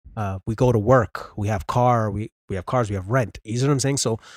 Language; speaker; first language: English; native; English